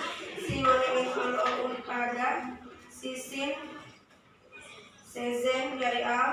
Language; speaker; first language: German; non-native, learner; Indonesian